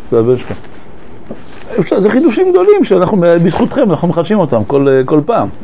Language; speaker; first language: Hebrew; early bilingual, other home language; French